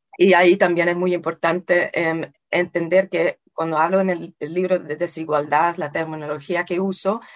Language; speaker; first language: Spanish; non-native, fluent; Dutch